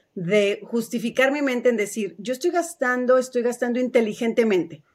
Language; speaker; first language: Spanish; native; Spanish